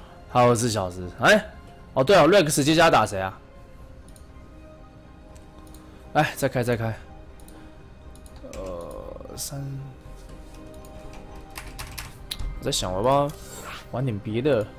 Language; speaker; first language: Chinese; native; Chinese